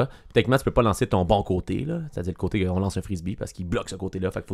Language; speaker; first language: French; native; French